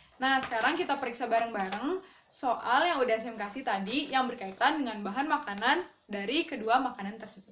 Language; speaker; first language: Indonesian; native; Indonesian